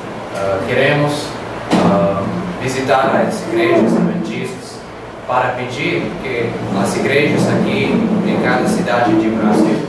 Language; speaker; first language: Portuguese; non-native, learner; Spanish